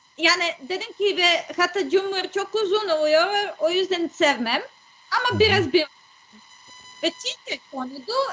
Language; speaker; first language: Turkish; non-native, learner; Serbian